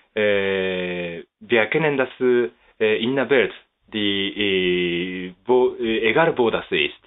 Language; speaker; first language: German; non-native, fluent; Japanese